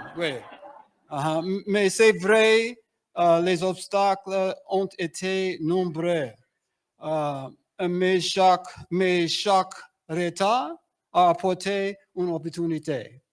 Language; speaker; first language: French; non-native, learner; English